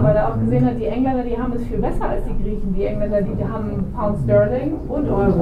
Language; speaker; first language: German; native; German